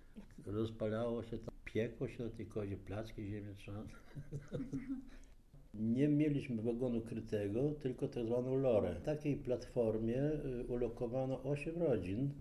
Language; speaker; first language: Polish; native; Polish